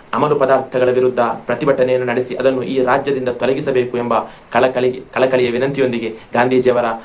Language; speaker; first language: Kannada; non-native, local second language; Malayalam